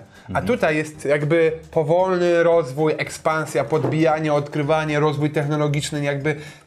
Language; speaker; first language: Polish; native; Polish